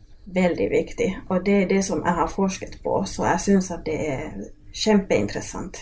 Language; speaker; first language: Swedish; non-native, local second language; Finnish